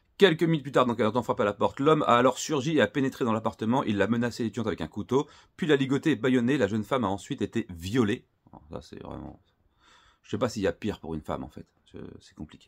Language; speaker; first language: French; native; French